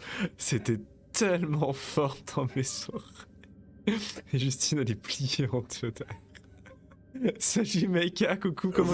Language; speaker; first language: French; native; French